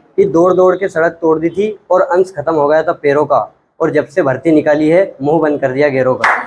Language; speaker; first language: Hindi; native; Hindi